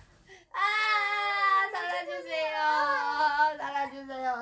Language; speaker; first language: Korean; non-native, fluent; Japanese